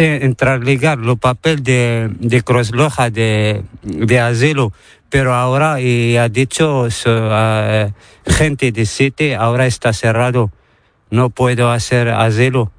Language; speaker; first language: Spanish; non-native, learner; Arabic